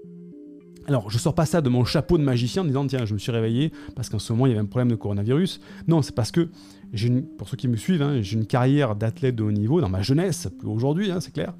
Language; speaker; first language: French; native; French